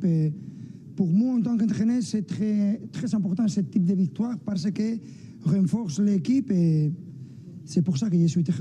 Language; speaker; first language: French; non-native, fluent; Spanish